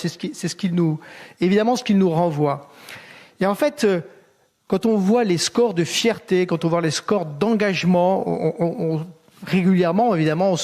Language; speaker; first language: French; native; French